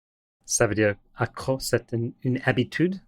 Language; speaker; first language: French; non-native, learner; English